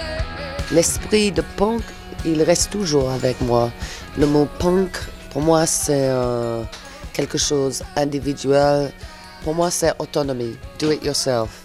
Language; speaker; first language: French; non-native, fluent; English